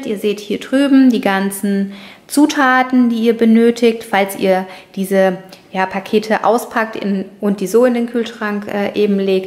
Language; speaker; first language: German; native; German